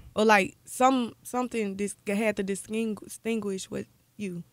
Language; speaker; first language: English; native; English